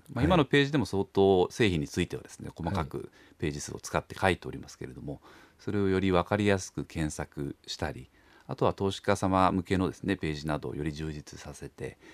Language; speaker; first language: Japanese; native; Japanese